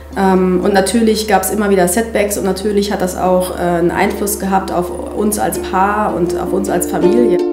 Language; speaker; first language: German; native; German